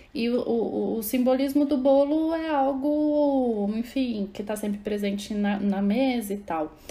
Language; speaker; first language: Portuguese; native; Portuguese